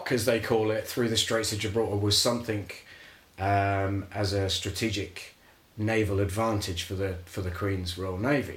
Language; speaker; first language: English; native; English